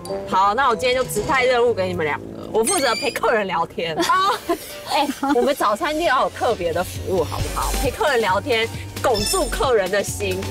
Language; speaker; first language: Chinese; native; Chinese